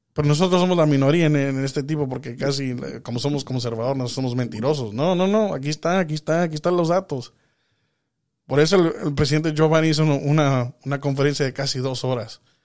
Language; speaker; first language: Spanish; early bilingual, heritage; Spanish